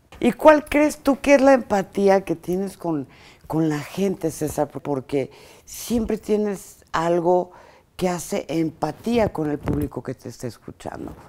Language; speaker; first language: Spanish; native; Spanish